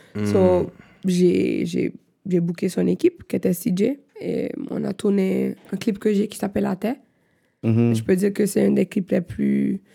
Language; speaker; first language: French; non-native, local second language; Haitian Creole